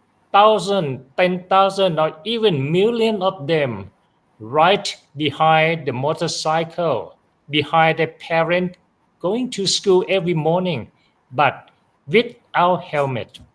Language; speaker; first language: English; non-native, fluent; Thai